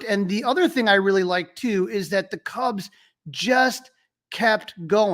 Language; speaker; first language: English; native; English